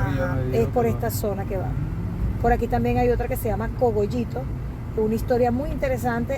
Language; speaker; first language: Spanish; native; Spanish